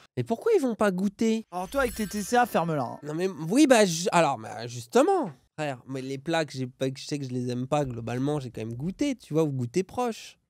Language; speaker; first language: French; native; French